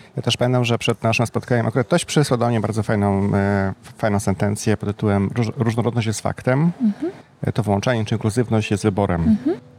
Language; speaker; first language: Polish; native; Polish